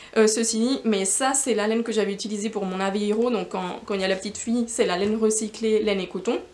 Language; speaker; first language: French; non-native, fluent; Spanish